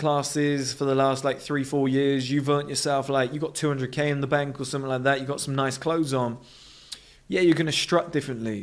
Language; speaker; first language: English; native; English